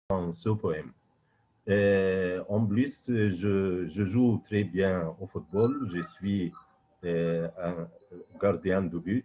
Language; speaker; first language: French; non-native, fluent; Arabic